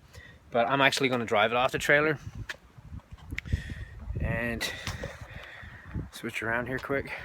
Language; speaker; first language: English; native; English